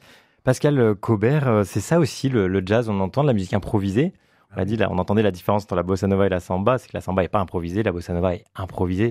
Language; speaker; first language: French; native; French